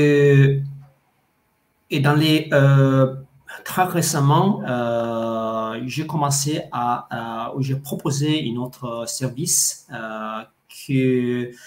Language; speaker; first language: French; non-native, fluent; Italian